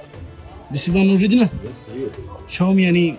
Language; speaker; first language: English; non-native, learner; Punjabi